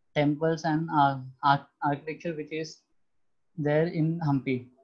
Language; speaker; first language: English; non-native, local second language; Hindi